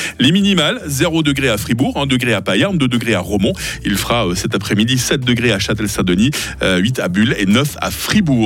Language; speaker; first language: French; native; French